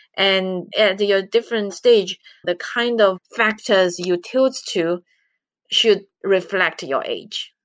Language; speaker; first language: English; non-native, fluent; Chinese